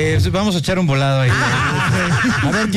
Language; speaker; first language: Spanish; native; Spanish